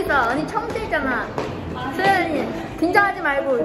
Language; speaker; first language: Korean; non-native, fluent; Thai